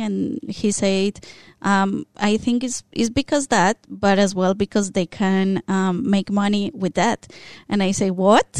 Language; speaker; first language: English; non-native, fluent; Spanish